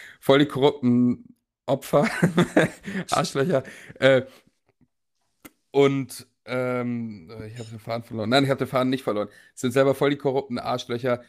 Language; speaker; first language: German; native; German